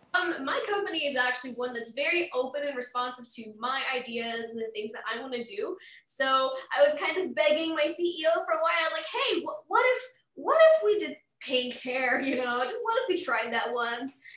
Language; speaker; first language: English; native; English